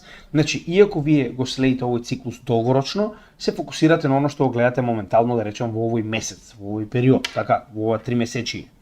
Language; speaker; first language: Macedonian; native; Macedonian